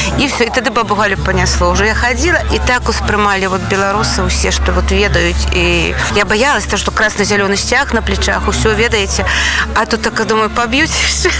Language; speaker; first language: Belarusian; non-native, local second language; Russian